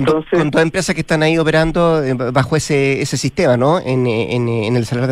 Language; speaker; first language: Spanish; native; Spanish